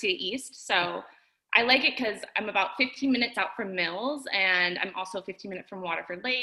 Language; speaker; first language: English; native; English